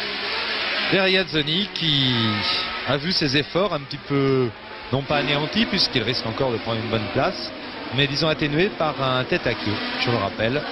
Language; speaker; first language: French; native; French